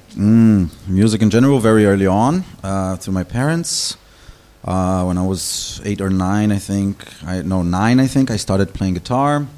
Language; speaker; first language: English; non-native, fluent; German